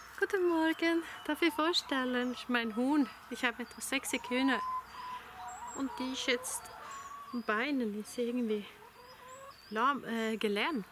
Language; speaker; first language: German; non-native, learner; Swedish